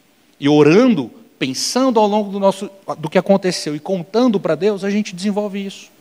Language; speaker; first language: Portuguese; native; Portuguese